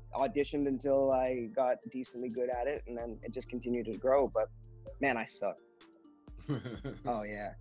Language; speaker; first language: English; native; English